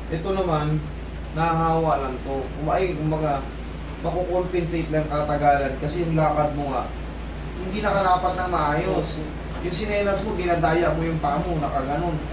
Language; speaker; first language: Filipino; native; Filipino